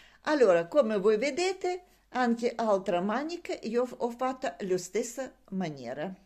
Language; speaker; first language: Italian; non-native, learner; Russian